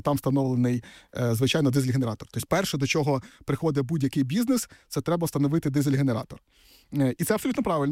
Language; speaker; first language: Ukrainian; native; Ukrainian